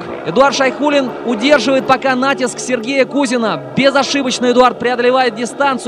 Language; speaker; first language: Russian; native; Russian